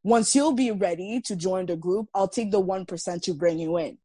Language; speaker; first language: English; non-native, fluent; French